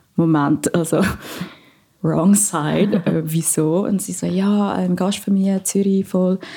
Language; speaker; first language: German; non-native, fluent; Filipino